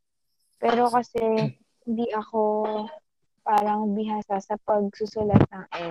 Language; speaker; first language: English; non-native, local second language; Filipino